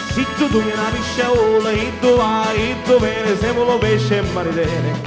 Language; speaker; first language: English; non-native, fluent; Italian